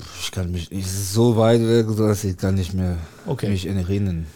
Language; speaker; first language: German; non-native, learner; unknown